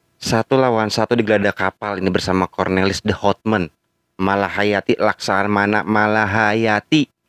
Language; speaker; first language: Indonesian; native; Indonesian